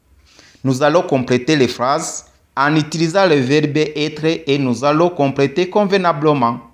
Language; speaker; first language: French; non-native, local second language; Kinyarwanda